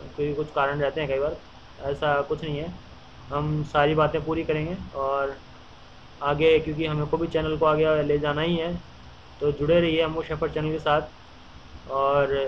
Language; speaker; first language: Hindi; native; Hindi